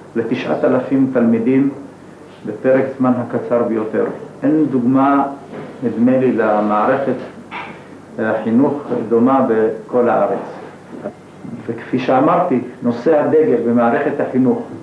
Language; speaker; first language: Hebrew; native; Hebrew